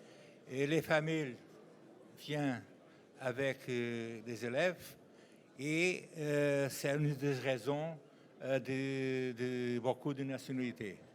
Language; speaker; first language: French; non-native, learner; Portuguese